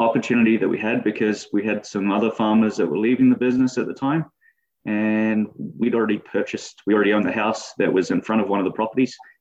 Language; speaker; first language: English; native; English